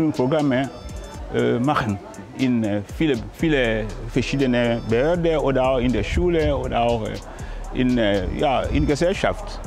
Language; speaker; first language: German; non-native, fluent; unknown